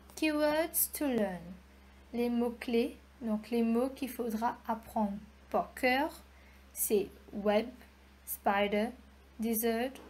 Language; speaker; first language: French; non-native, local second language; Morisyen